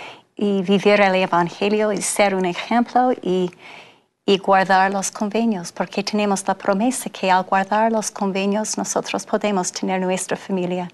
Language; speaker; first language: Spanish; non-native, fluent; English